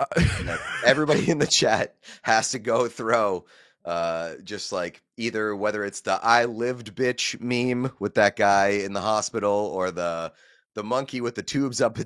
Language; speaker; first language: English; native; English